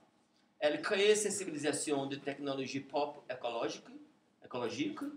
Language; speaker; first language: French; non-native, learner; Portuguese